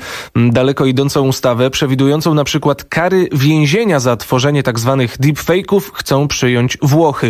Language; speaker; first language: Polish; native; Polish